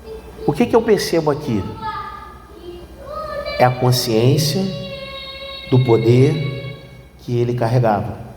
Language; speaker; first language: Portuguese; native; Portuguese